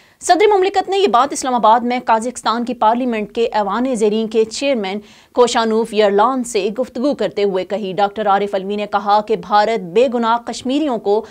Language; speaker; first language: Urdu; native; Urdu